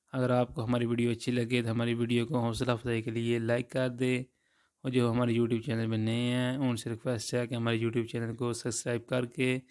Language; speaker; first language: Urdu; non-native, local second language; Punjabi